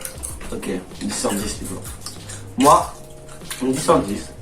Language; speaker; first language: French; native; French